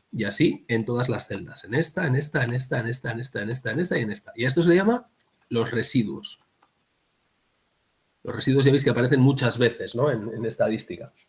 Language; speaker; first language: Spanish; native; Spanish